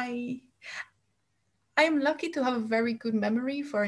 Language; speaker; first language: English; non-native, fluent; Hungarian